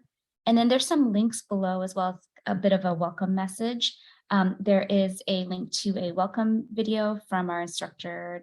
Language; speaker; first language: English; native; English